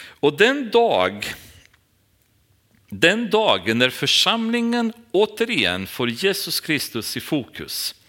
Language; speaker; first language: Swedish; non-native, fluent; Romanian